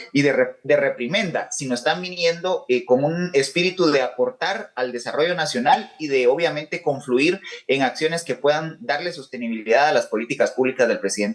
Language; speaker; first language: Spanish; native; Spanish